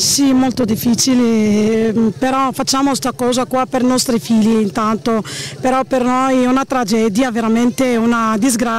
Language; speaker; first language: Italian; non-native, fluent; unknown